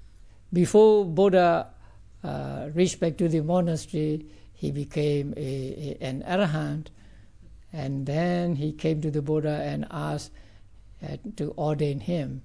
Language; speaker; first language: English; non-native, fluent; Burmese